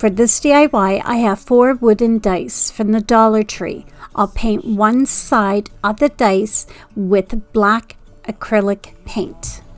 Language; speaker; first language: English; native; English